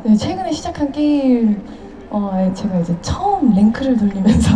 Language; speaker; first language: Korean; early bilingual, heritage; Korean